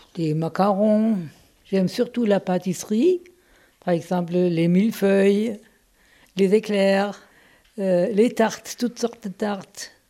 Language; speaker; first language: French; non-native, fluent; German